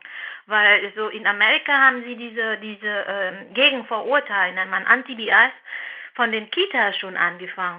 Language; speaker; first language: German; non-native, fluent; Vietnamese